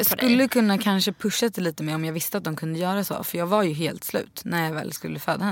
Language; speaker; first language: Swedish; native; Swedish